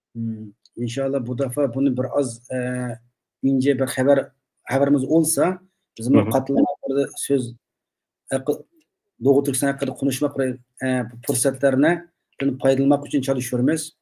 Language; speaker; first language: Turkish; non-native, learner; Uyghur